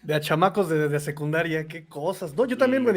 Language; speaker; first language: Spanish; native; Spanish